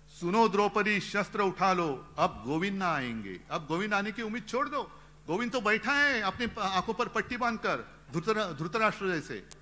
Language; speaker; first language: Hindi; non-native, local second language; Marathi